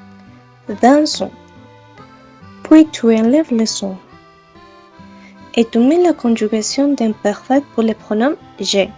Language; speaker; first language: French; non-native, learner; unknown